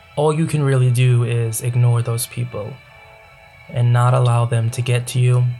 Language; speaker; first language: English; native; English